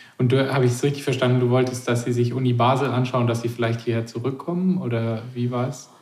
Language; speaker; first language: German; native; German